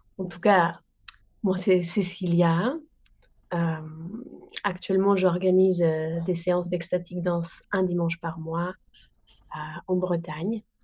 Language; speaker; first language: French; non-native, fluent; Spanish